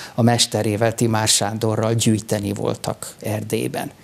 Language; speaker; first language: Hungarian; native; Hungarian